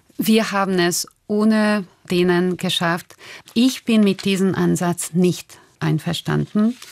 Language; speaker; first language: German; non-native, fluent; Hungarian